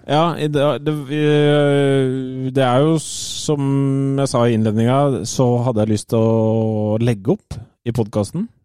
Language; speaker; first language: Norwegian; native; Norwegian